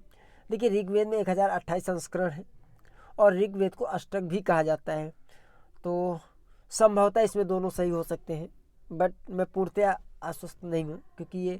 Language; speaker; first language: Hindi; native; Hindi